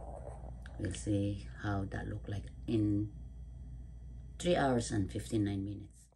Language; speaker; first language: English; non-native, learner; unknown